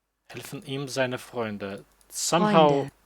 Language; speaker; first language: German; non-native, learner; English